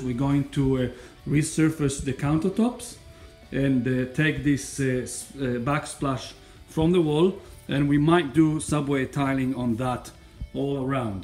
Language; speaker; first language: English; non-native, fluent; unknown